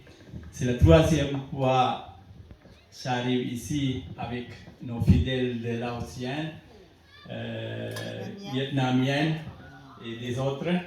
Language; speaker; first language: French; non-native, fluent; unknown